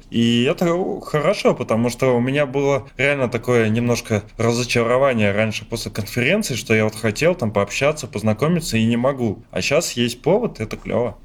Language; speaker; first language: Russian; native; Russian